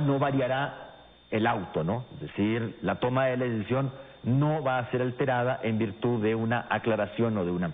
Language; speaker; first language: Spanish; native; Spanish